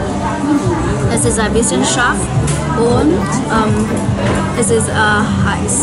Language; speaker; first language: German; non-native, learner; Chinese